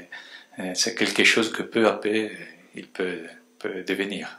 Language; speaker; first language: French; non-native, fluent; Spanish